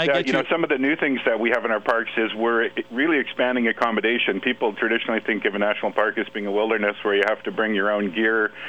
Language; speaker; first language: English; native; English